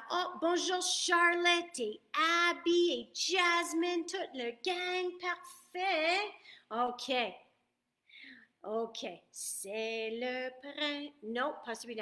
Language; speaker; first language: French; non-native, fluent; English